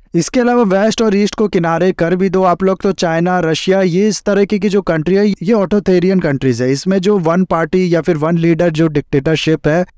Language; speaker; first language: Hindi; native; Hindi